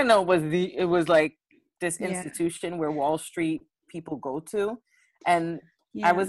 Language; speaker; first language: English; native; English